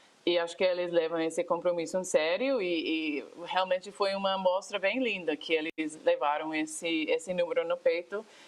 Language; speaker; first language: Portuguese; non-native, fluent; English